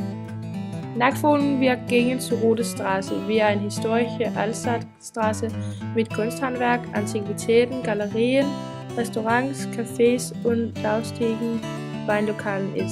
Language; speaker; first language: German; non-native, learner; Danish